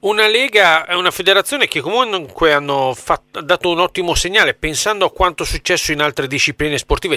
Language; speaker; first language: Italian; native; Italian